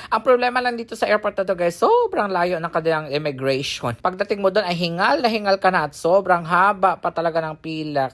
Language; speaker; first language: Filipino; native; Filipino